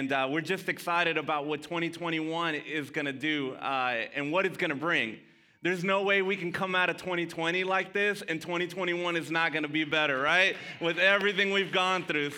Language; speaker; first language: English; early bilingual, other home language; Spanish